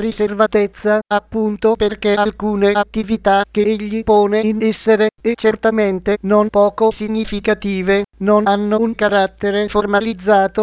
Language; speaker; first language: Italian; native; Italian